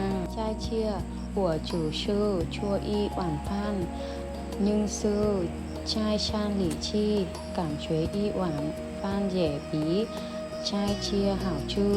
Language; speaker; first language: Chinese; non-native, learner; Vietnamese